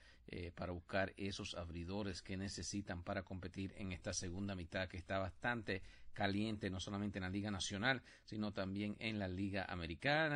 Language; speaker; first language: Spanish; native; Spanish